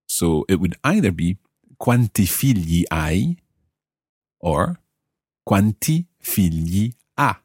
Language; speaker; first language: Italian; non-native, fluent; English